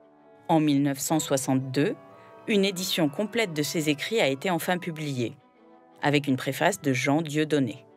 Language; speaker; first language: French; native; French